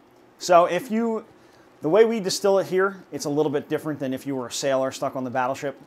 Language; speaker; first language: English; native; English